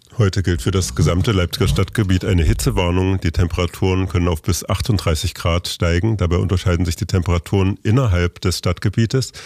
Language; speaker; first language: German; native; German